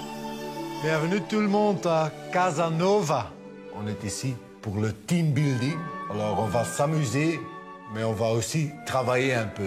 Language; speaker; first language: French; non-native, local second language; Dutch